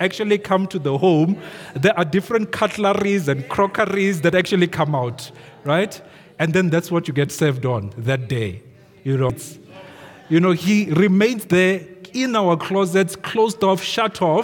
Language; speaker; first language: English; non-native, local second language; Venda